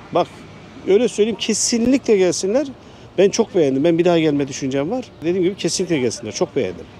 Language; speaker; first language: Turkish; native; Turkish